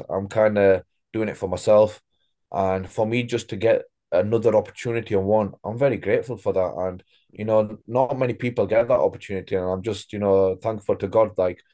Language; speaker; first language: English; native; English